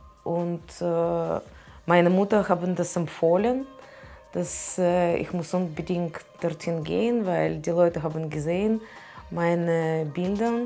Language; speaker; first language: German; non-native, learner; Russian